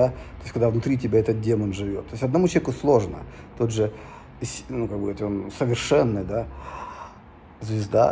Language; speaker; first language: Russian; native; Russian